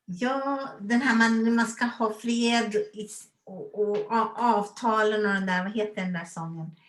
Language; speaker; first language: Swedish; non-native, learner; Hebrew